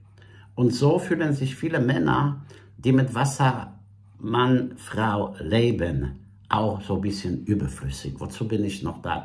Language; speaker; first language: German; non-native, fluent; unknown